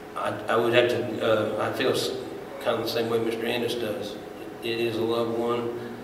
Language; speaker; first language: English; native; English